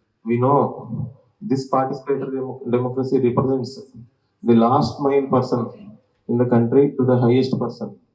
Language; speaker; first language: English; non-native, local second language; Telugu